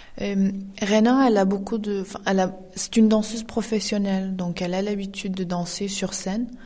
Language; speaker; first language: French; non-native, fluent; Uyghur